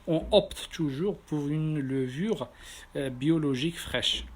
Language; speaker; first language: French; non-native, local second language; Arabic